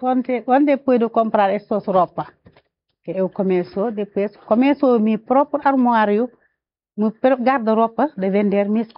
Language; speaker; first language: Portuguese; non-native, learner; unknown